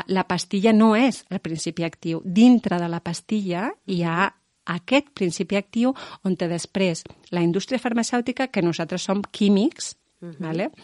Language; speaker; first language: Catalan; non-native, local second language; Spanish